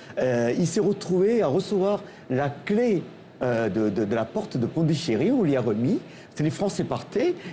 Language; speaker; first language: French; non-native, local second language; Tamil